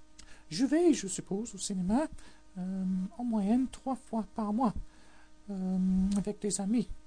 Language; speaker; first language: French; non-native, learner; English